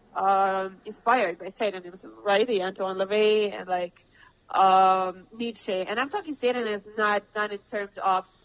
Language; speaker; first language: English; non-native, fluent; Russian